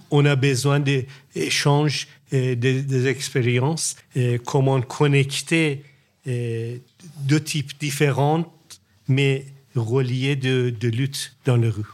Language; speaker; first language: French; non-native, learner; Persian